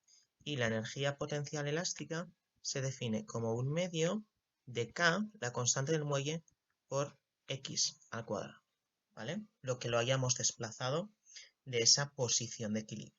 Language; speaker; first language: Spanish; native; Spanish